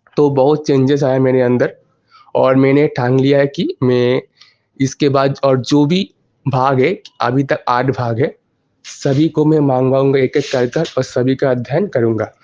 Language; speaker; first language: Hindi; non-native, local second language; Bangla